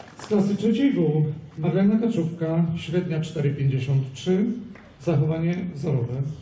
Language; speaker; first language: Polish; native; Polish